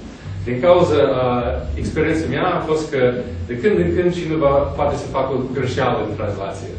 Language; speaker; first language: Romanian; non-native, fluent; English